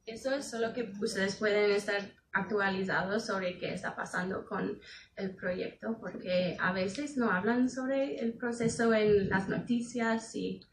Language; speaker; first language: Spanish; non-native, fluent; English